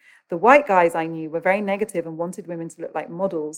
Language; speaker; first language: English; native; English